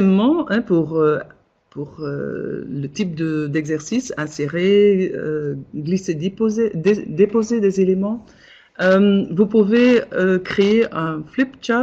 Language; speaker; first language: French; non-native, local second language; Dutch